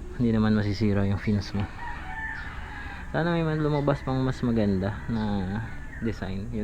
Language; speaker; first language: Filipino; native; Filipino